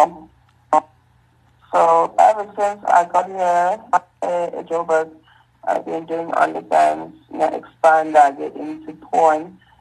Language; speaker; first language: English; non-native, local second language; Zulu